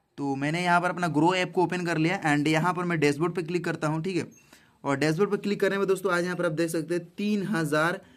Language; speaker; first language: Hindi; native; Hindi